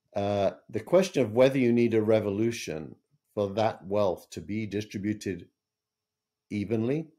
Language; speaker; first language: English; native; English